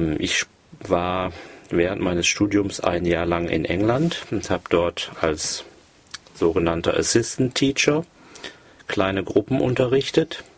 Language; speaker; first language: German; native; German